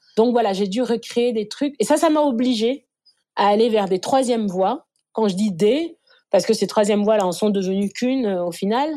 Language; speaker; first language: French; native; French